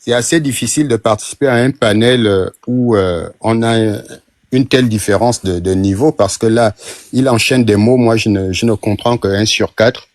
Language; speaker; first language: French; non-native, local second language; Fang